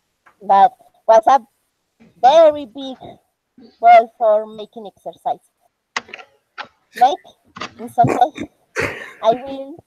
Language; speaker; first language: English; non-native, learner; Spanish